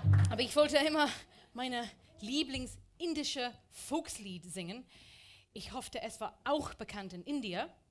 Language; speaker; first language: German; non-native, fluent; English